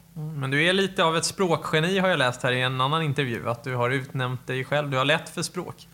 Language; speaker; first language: Swedish; native; Swedish